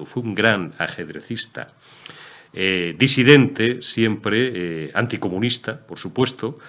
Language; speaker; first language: Spanish; native; Spanish